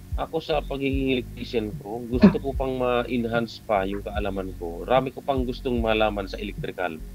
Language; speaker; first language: Filipino; native; Filipino